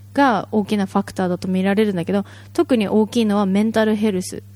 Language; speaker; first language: Japanese; native; Japanese